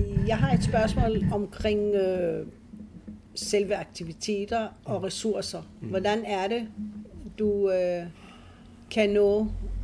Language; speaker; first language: Danish; non-native, fluent; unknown